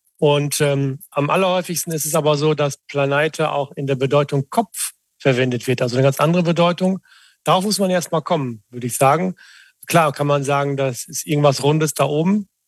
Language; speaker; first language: German; native; German